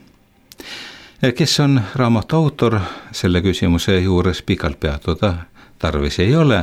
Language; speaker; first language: Estonian; native; Estonian